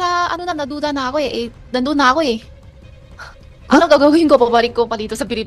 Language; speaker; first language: Filipino; non-native, learner; Chinese